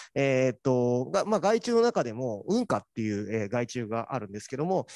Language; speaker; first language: Japanese; native; Japanese